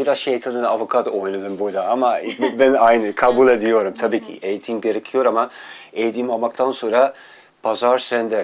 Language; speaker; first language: Turkish; non-native, fluent; Dutch